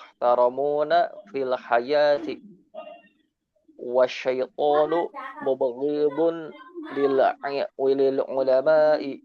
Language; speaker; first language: Arabic; non-native, learner; Indonesian